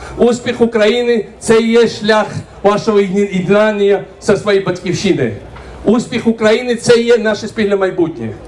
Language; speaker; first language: Ukrainian; non-native, fluent; Georgian